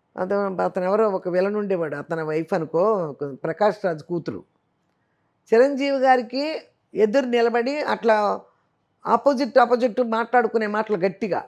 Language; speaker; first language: Telugu; native; Telugu